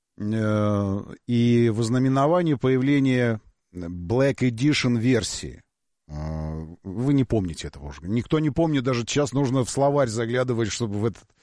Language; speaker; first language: Russian; native; Russian